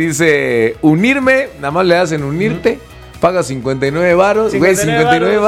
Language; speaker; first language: Spanish; native; Spanish